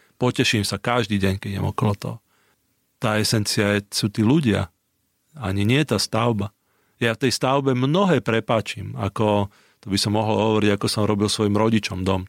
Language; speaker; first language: Slovak; native; Slovak